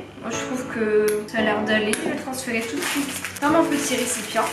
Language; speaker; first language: French; native; French